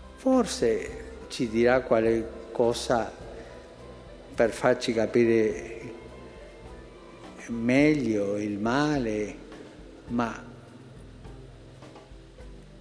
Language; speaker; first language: Italian; early bilingual, heritage; Spanish